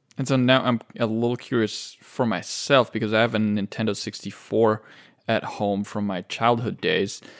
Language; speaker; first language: English; native; English